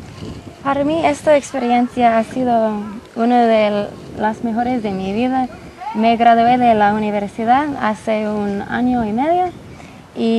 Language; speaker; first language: Spanish; non-native, fluent; English